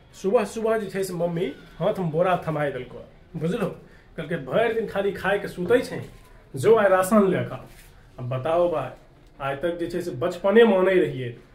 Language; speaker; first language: Maithili; native; Maithili